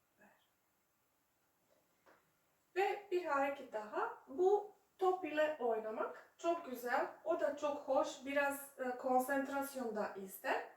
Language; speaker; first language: Turkish; non-native, fluent; Serbian